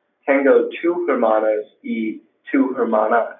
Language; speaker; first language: Spanish; non-native, learner; English